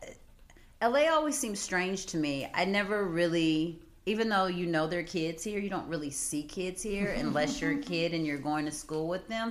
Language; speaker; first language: English; native; English